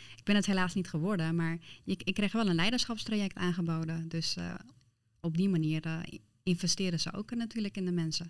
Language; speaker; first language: Dutch; early bilingual, other home language; Persian